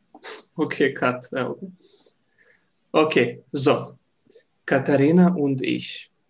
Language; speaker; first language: German; non-native, fluent; Serbian